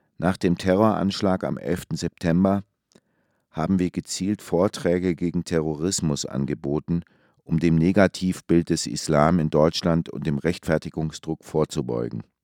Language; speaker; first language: German; early bilingual, other home language; Turkish